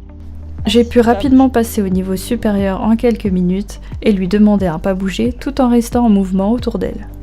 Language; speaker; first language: French; native; French